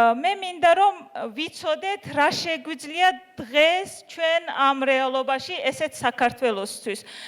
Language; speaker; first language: Georgian; non-native, local second language; Azerbaijani